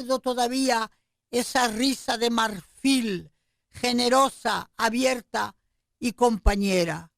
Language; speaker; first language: Spanish; native; Spanish